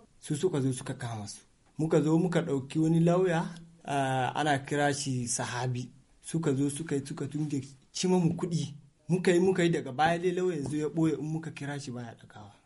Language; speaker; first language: Hausa; non-native, local second language; Fula